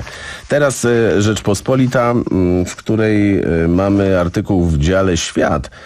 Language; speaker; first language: Polish; native; Polish